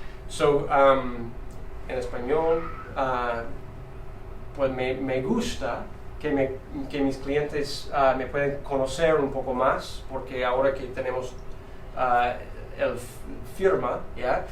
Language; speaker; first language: Spanish; non-native, fluent; English